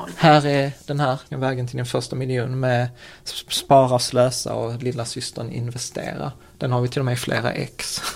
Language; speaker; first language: Swedish; early bilingual, other home language; Czech